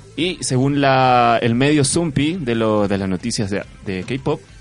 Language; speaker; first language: Spanish; non-native, fluent; Chinese